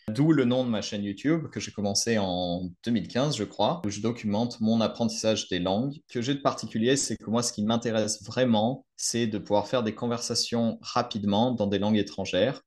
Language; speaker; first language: French; native; French